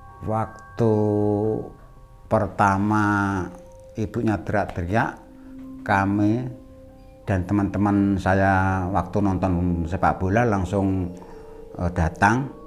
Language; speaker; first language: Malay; non-native, local second language; Javanese